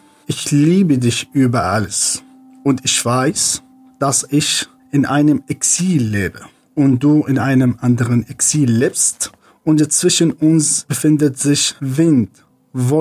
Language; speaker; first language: German; non-native, fluent; Arabic